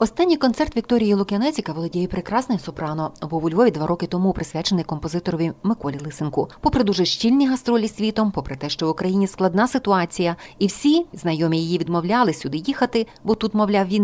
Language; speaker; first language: Ukrainian; native; Ukrainian